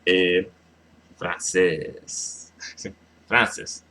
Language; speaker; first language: Spanish; non-native, learner; English